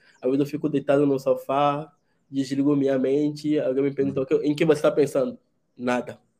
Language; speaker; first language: Portuguese; non-native, fluent; Ewe